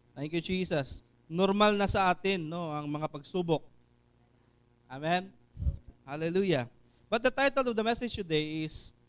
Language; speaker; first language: Filipino; non-native, local second language; Hiligaynon